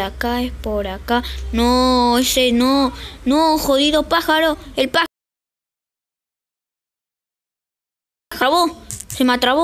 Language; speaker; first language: Spanish; native; Spanish